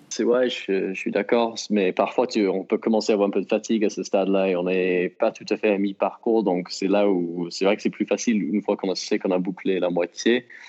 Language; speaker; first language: French; non-native, fluent; English